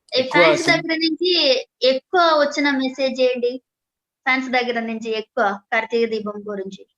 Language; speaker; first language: Telugu; non-native, learner; Malayalam